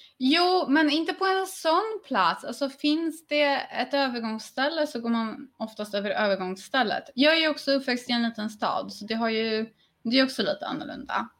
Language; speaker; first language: Swedish; early bilingual, other home language; Polish